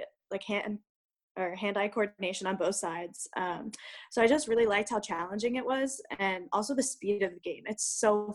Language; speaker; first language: English; native; English